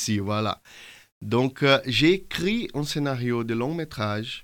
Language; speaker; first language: French; non-native, fluent; Portuguese